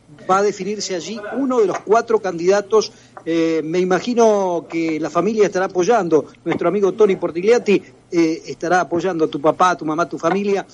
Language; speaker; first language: Spanish; native; Spanish